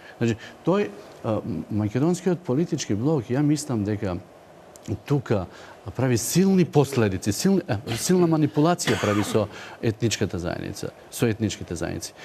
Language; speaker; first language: Macedonian; non-native, local second language; Romany